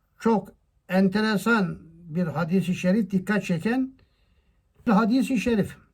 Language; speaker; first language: Turkish; native; Turkish